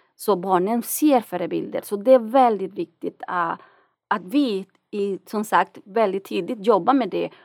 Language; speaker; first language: Swedish; non-native, fluent; Spanish